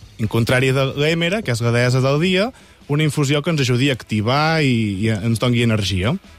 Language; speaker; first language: Catalan; native; Catalan